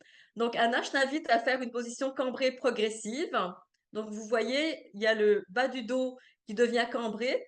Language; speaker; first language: French; native; French